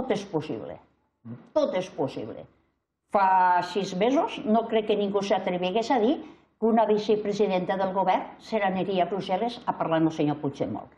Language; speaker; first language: Catalan; native; Catalan